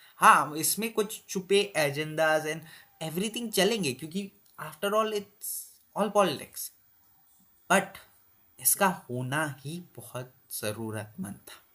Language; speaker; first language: Hindi; non-native, local second language; Assamese